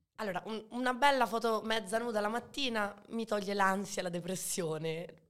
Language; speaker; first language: Italian; early bilingual, other home language; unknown